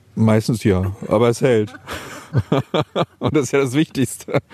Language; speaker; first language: German; native; German